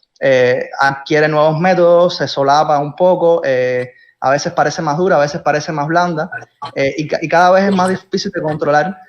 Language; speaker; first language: Spanish; native; Spanish